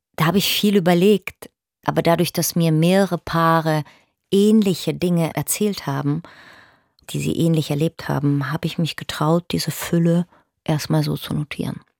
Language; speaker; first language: German; early bilingual, other home language; Russian